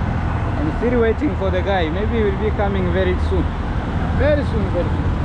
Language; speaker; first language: English; non-native, fluent; Rundi